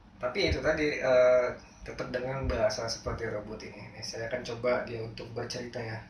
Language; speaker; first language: Indonesian; native; Indonesian